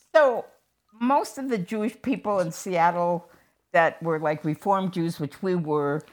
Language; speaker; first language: English; native; English